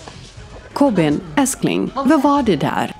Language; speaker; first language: Swedish; non-native, learner; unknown